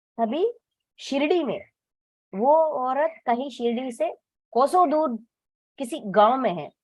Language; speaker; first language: Hindi; non-native, local second language; Telugu